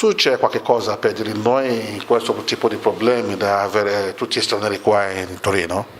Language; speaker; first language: Italian; non-native, learner; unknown